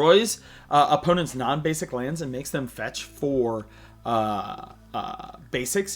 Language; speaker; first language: English; native; English